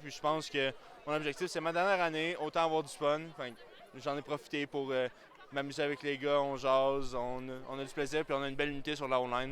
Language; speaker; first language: French; native; French